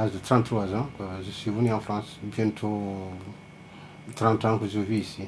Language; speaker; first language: French; non-native, local second language; Fula